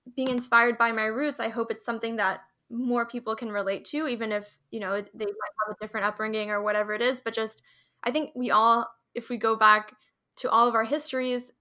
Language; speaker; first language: English; early bilingual, other home language; Hindi